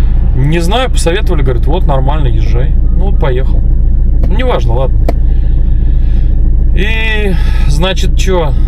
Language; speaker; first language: Russian; native; Russian